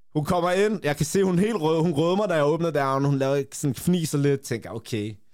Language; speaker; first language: Danish; early bilingual, other home language; Kurdish